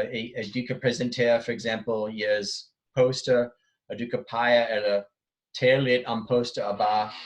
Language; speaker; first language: Danish; non-native, fluent; English